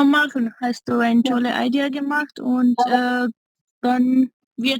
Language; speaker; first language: German; non-native, learner; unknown